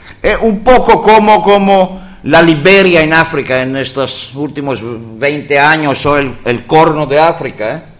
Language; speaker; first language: Spanish; non-native, learner; Greek